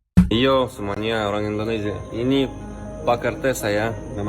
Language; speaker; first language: Indonesian; non-native, learner; French